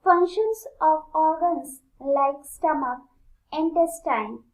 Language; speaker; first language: English; non-native, local second language; Marathi